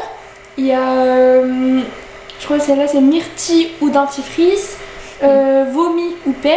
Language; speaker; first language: French; native; French